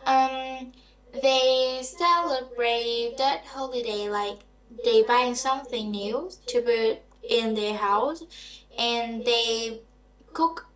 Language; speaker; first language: English; non-native, learner; Vietnamese